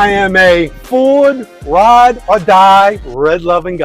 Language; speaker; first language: English; native; English